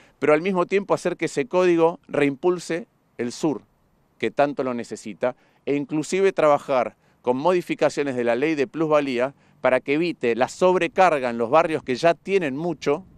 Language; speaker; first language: Spanish; native; Spanish